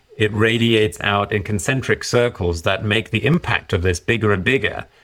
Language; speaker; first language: English; early bilingual, other home language; German